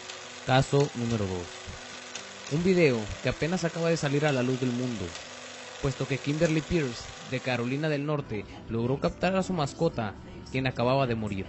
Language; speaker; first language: Spanish; native; Spanish